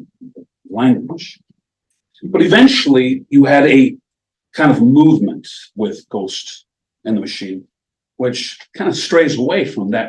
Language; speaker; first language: English; native; English